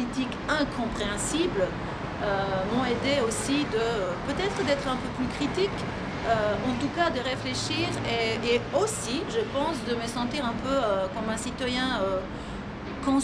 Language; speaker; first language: French; non-native, fluent; Serbian